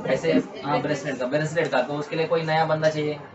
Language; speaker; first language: Hindi; non-native, local second language; Marathi